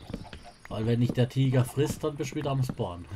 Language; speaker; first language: German; native; German